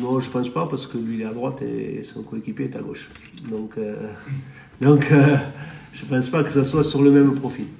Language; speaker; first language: French; native; French